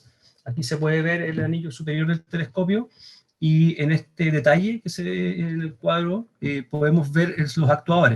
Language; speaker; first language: Spanish; native; Spanish